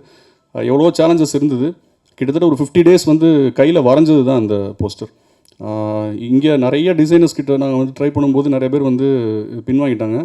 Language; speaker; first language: Tamil; native; Tamil